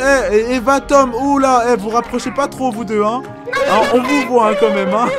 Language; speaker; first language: French; native; French